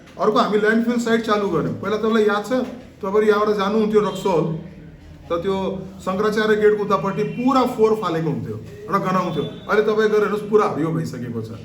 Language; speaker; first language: Nepali; non-native, local second language; Marwari